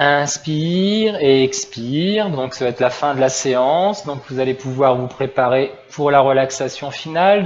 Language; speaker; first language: French; native; French